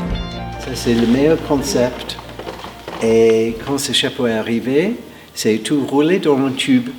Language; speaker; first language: French; non-native, fluent; English